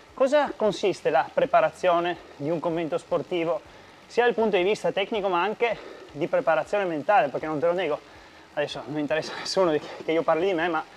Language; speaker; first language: Italian; native; Italian